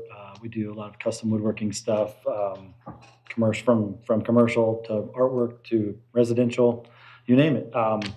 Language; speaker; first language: English; native; English